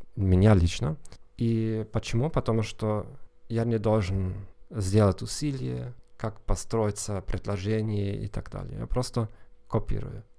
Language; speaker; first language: Russian; non-native, fluent; German